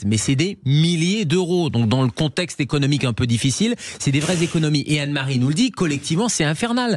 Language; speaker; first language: French; native; French